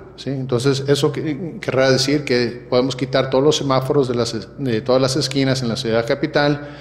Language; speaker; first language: Spanish; early bilingual, heritage; Spanish